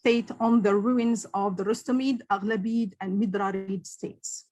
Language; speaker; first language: English; non-native, local second language; Arabic